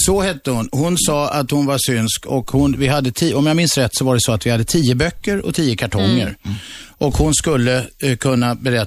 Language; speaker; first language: Swedish; native; Swedish